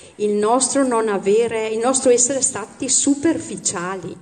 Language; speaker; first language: Italian; native; Italian